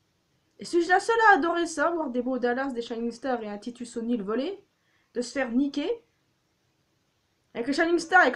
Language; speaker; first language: French; native; French